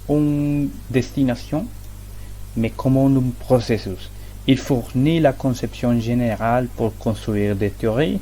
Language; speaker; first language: French; non-native, learner; Spanish